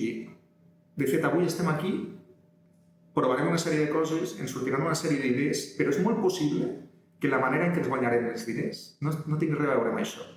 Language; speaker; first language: Catalan; native; Catalan